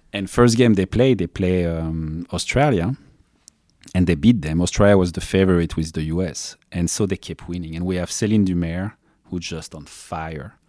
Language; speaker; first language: English; non-native, fluent; French